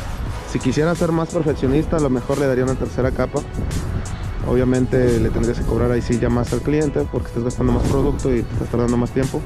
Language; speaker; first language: Spanish; native; Spanish